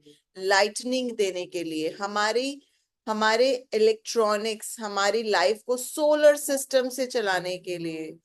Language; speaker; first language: Hindi; native; Hindi